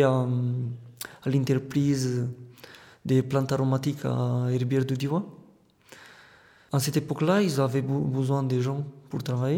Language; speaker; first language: French; non-native, fluent; Romanian